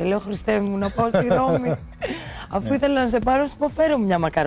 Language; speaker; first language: Greek; native; Greek